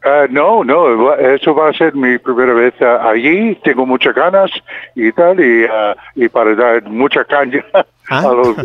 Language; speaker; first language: Spanish; non-native, fluent; English